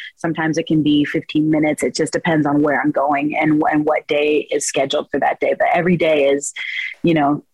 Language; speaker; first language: English; native; English